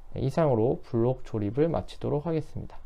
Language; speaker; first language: Korean; native; Korean